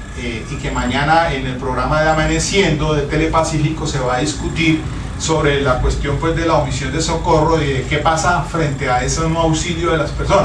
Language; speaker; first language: Spanish; native; Spanish